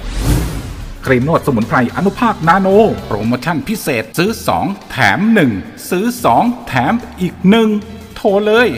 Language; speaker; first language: Thai; native; Thai